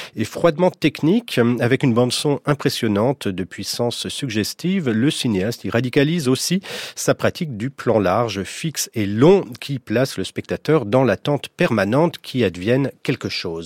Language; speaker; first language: French; native; French